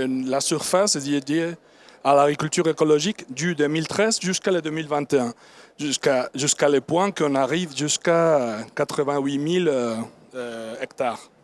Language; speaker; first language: French; non-native, learner; Spanish